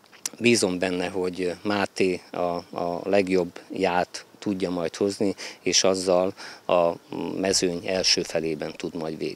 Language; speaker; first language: Hungarian; native; Hungarian